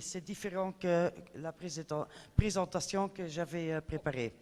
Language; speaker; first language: French; non-native, fluent; Dutch